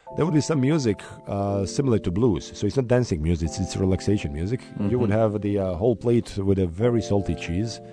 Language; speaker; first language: English; non-native, fluent; Bosnian